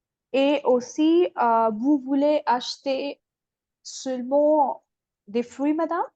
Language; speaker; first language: French; non-native, fluent; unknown